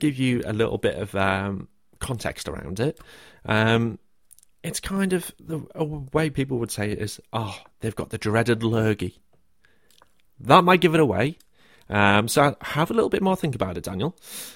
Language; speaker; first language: English; native; English